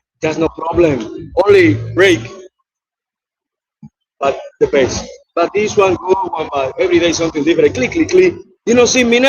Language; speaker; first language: English; non-native, learner; Spanish